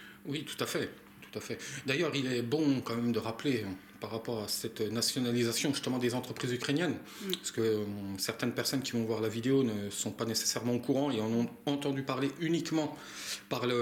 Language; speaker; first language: French; native; French